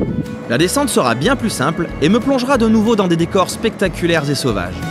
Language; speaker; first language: French; native; French